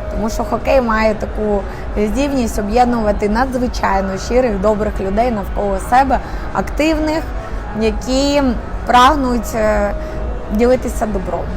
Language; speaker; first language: Ukrainian; native; Ukrainian